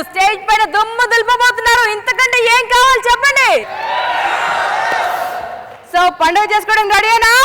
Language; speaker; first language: Telugu; native; Telugu